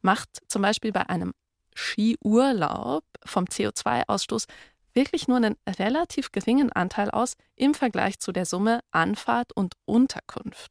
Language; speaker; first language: German; native; German